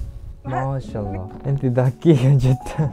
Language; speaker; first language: Arabic; non-native, learner; Japanese